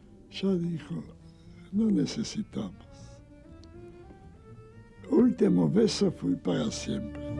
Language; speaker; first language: Spanish; non-native, learner; Yiddish